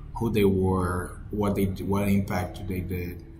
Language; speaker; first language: English; non-native, fluent; Portuguese